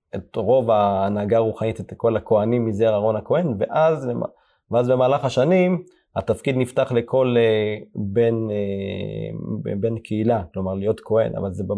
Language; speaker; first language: Hebrew; early bilingual, other home language; Amharic